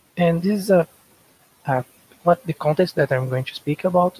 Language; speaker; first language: English; non-native, learner; Portuguese